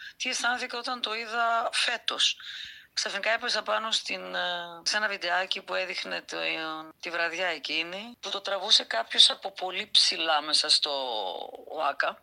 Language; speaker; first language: Greek; native; Greek